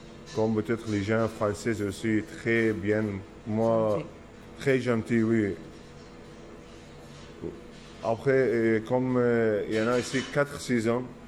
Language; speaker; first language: French; non-native, learner; Arabic